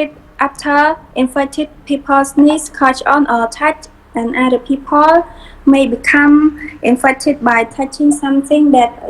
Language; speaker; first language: English; non-native, learner; Khmer